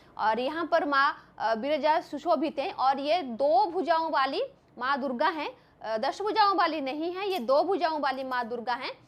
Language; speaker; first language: Hindi; non-native, local second language; Bangla